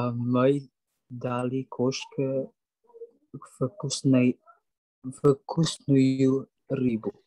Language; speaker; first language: Russian; non-native, learner; Indonesian